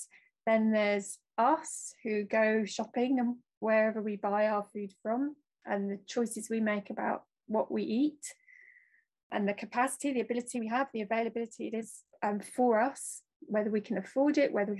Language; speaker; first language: English; native; English